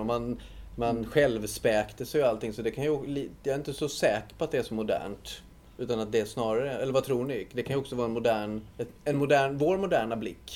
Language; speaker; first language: Swedish; native; Swedish